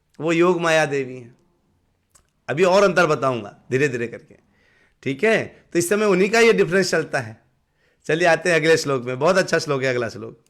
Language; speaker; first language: Hindi; native; Hindi